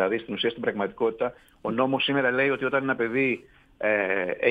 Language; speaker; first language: Greek; native; Greek